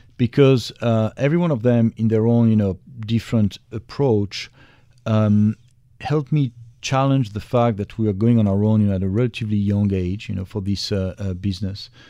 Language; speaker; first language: English; non-native, fluent; French